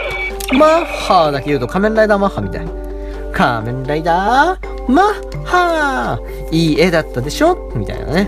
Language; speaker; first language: Japanese; native; Japanese